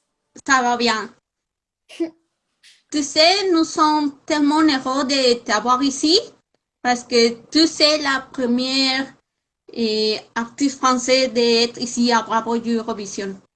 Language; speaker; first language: French; non-native, fluent; Spanish